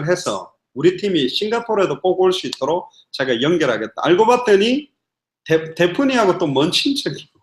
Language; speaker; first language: Korean; native; Korean